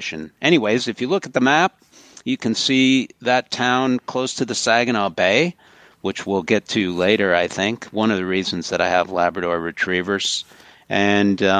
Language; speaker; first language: English; native; English